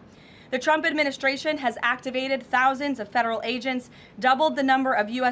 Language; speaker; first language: English; native; English